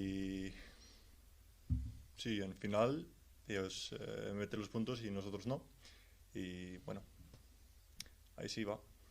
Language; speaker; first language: Spanish; non-native, learner; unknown